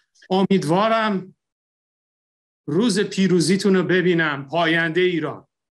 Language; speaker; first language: Persian; early bilingual, heritage; Persian